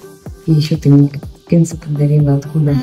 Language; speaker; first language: Russian; native; Russian